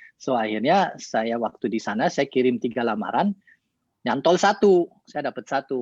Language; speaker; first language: Indonesian; early bilingual, heritage; Indonesian